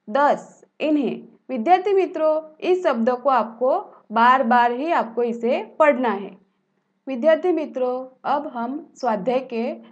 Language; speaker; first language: Hindi; non-native, local second language; Gujarati